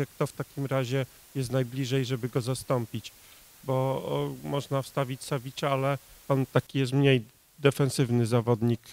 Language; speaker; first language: Polish; native; Polish